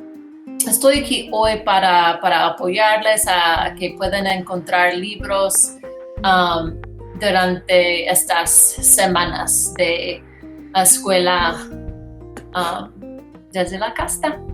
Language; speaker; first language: Spanish; non-native, fluent; English